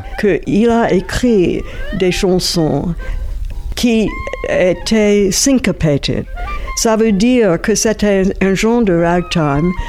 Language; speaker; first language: French; non-native, fluent; English